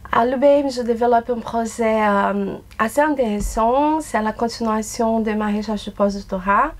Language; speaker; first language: French; non-native, fluent; Portuguese